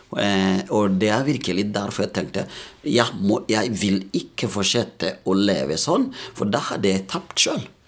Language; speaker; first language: Norwegian; non-native, fluent; Rundi